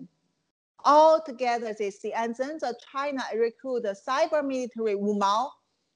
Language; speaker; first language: English; non-native, fluent; Chinese